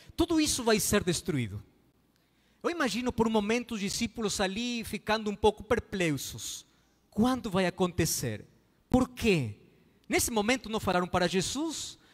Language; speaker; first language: Portuguese; non-native, fluent; Spanish